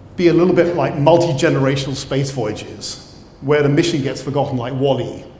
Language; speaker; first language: English; native; English